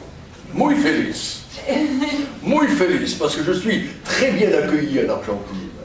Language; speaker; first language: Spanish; non-native, learner; French